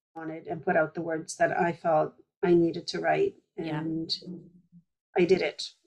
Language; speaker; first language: English; early bilingual, other home language; Polish